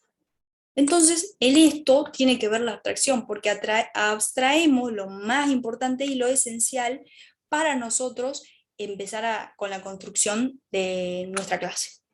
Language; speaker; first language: Spanish; native; Spanish